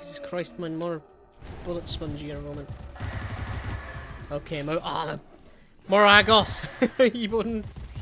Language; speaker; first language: Welsh; native; Welsh